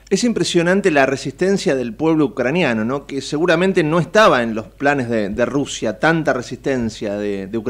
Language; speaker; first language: Spanish; native; Spanish